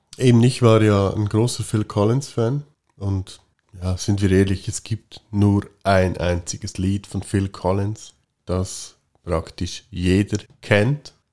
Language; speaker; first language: German; native; German